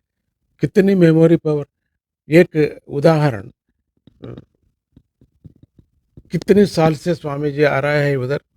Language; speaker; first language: Hindi; non-native, local second language; Kannada